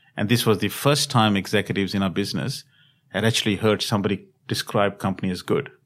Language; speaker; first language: English; non-native, local second language; Hindi